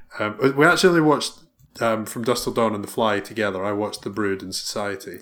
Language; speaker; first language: English; native; English